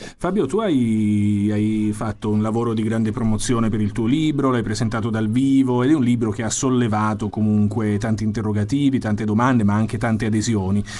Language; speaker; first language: Italian; native; Italian